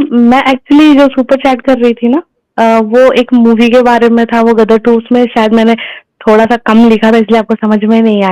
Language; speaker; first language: Hindi; native; Hindi